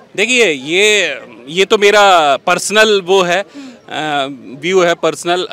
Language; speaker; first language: Hindi; native; Hindi